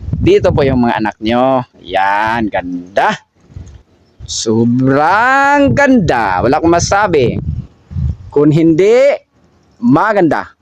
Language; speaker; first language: Filipino; native; Filipino